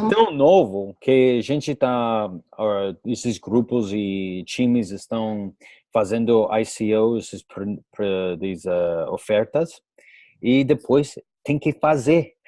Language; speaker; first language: Portuguese; non-native, learner; English